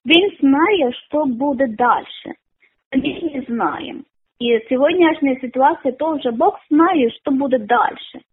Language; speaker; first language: Ukrainian; non-native, learner; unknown